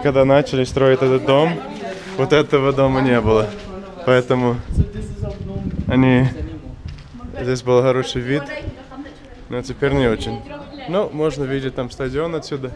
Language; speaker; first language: Russian; non-native, fluent; English